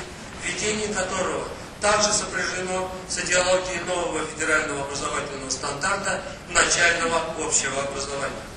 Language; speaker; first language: Russian; native; Russian